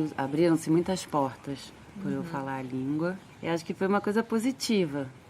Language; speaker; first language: Portuguese; early bilingual, other home language; French